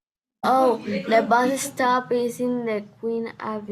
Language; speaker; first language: English; non-native, learner; Spanish